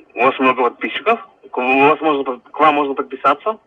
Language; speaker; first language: Russian; native; Russian